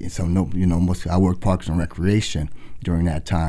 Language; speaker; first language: English; native; English